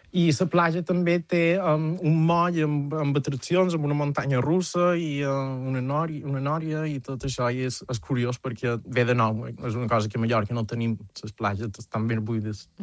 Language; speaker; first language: Catalan; native; Catalan